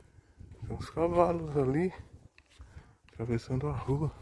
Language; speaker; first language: Portuguese; native; Portuguese